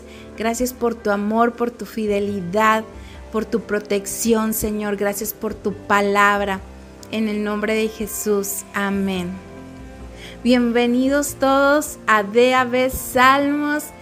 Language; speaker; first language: Spanish; native; Spanish